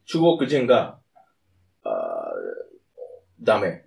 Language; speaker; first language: Japanese; non-native, fluent; English